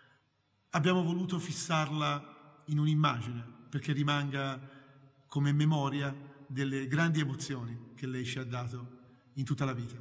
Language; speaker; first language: Italian; native; Italian